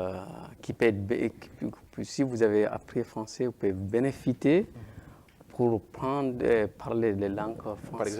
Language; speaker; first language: French; non-native, learner; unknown